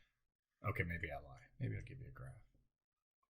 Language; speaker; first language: English; native; English